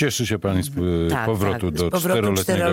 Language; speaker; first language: Polish; native; Polish